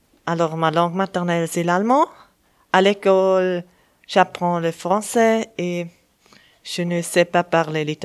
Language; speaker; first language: French; non-native, local second language; German